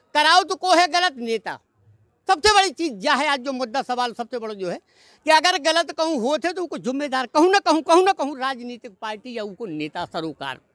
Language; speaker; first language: Hindi; native; Hindi